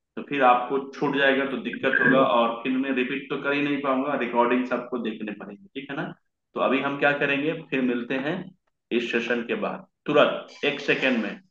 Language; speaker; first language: Hindi; native; Hindi